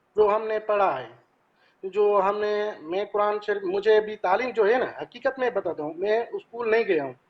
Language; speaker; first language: Urdu; non-native, local second language; Sindhi